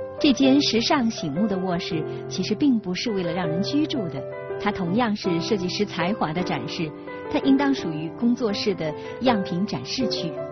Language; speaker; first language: Chinese; native; Chinese